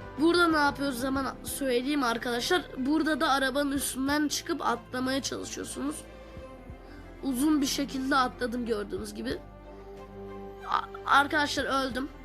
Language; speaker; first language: Turkish; native; Turkish